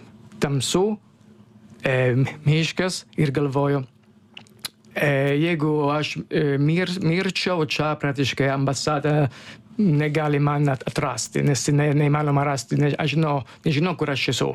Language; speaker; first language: Lithuanian; non-native, learner; Italian